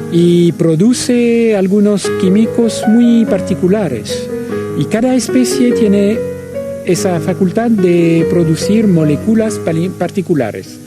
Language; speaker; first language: Spanish; non-native, fluent; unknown